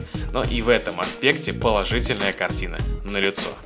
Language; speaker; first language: Russian; native; Russian